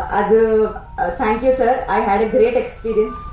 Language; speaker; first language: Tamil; non-native, learner; Telugu